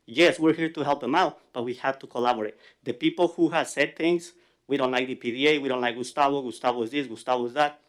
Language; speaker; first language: English; non-native, fluent; Spanish